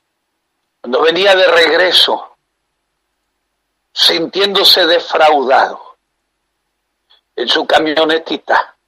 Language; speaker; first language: Spanish; native; Spanish